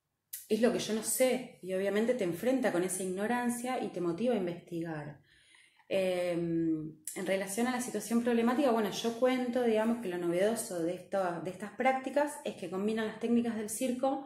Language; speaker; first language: Spanish; native; Spanish